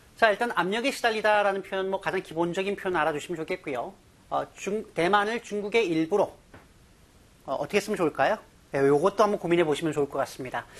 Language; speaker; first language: Korean; native; Korean